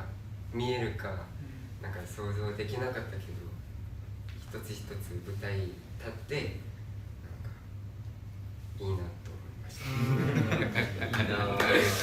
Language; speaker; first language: Japanese; non-native, fluent; Korean